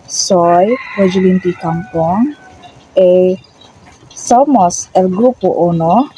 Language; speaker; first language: Spanish; non-native, learner; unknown